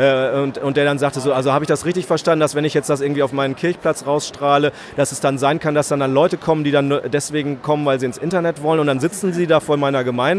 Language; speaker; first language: German; native; German